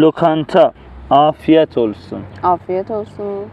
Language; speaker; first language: Turkish; non-native, learner; Persian